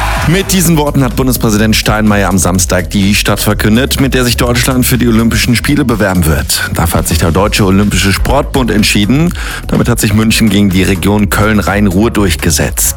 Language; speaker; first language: German; native; German